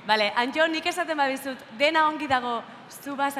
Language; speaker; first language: Basque; native; Basque